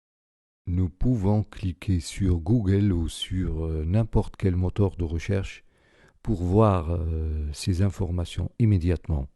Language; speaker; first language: French; non-native, local second language; Arabic